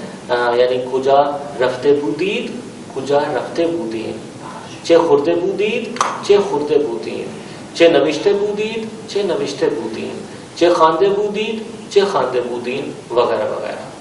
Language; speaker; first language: Persian; non-native, fluent; Urdu